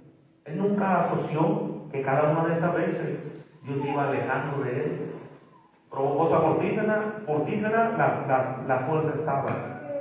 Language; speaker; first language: Spanish; native; Spanish